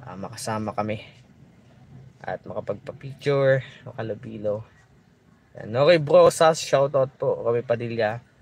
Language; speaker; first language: Filipino; native; Filipino